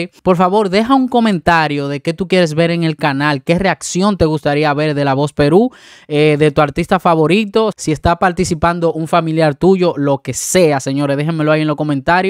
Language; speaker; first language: Spanish; native; Spanish